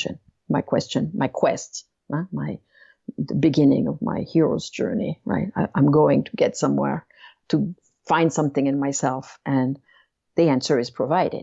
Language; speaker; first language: English; non-native, fluent; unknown